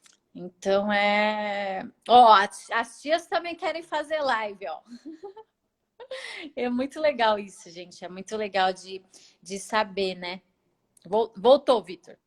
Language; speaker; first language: Portuguese; native; Portuguese